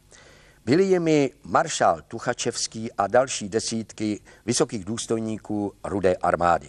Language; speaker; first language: Czech; native; Czech